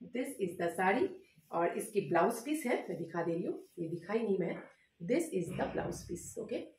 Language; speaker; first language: Hindi; non-native, local second language; Bangla